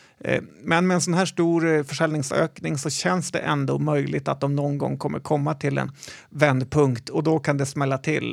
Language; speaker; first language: Swedish; native; Swedish